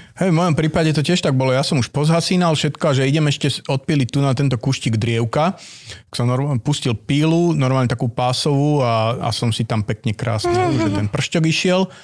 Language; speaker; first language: Slovak; native; Slovak